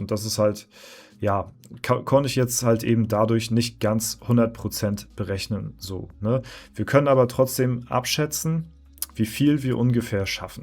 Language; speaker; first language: German; native; German